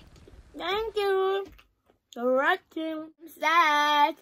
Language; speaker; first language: English; non-native, learner; Korean